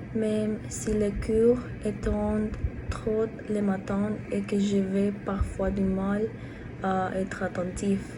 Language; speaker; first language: French; non-native, learner; Spanish